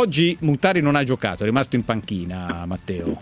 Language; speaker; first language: Italian; native; Italian